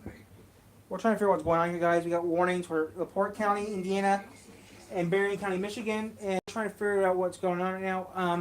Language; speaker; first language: English; native; English